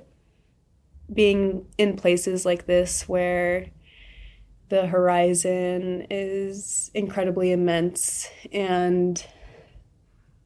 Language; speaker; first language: English; native; English